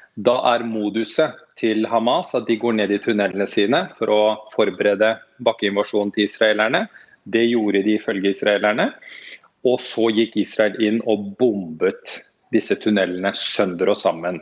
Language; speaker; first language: Norwegian; native; Norwegian